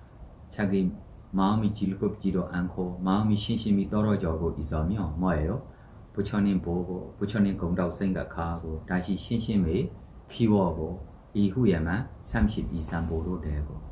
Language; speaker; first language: Korean; non-native, learner; Burmese